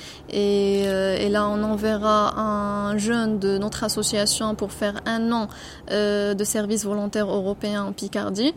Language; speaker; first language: French; non-native, local second language; Arabic